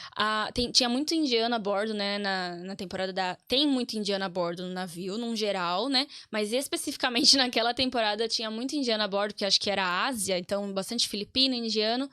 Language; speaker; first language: Portuguese; native; Portuguese